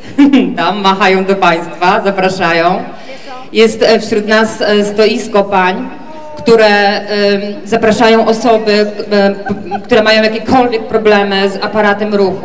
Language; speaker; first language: Polish; native; Polish